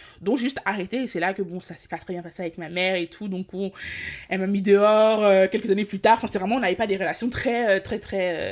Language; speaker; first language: French; early bilingual, other home language; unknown